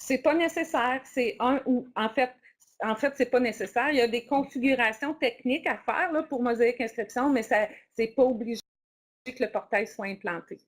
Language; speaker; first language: French; native; French